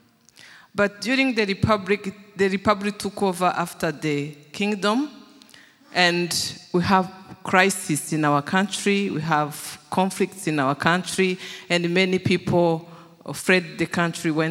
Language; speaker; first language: English; non-native, local second language; Kinyarwanda